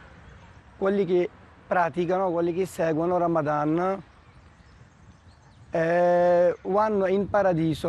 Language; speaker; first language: Italian; non-native, learner; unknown